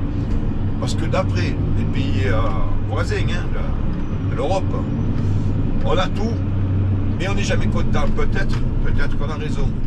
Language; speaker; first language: French; native; French